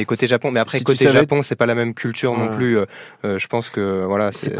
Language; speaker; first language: French; native; French